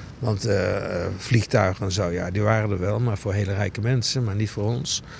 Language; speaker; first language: Dutch; early bilingual, other home language; Greek